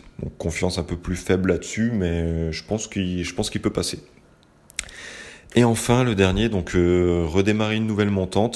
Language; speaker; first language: French; native; French